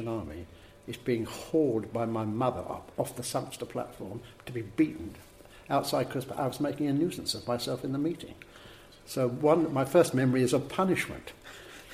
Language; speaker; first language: English; native; English